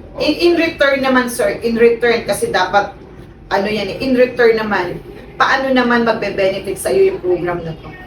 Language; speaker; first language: Filipino; native; Filipino